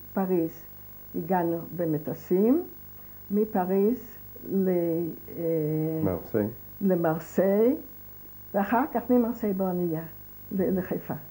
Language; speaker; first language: Hebrew; non-native, fluent; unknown